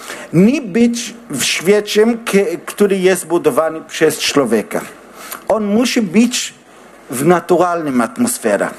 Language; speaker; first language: Polish; non-native, learner; Hebrew